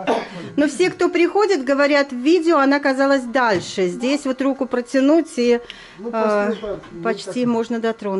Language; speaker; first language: Russian; native; Russian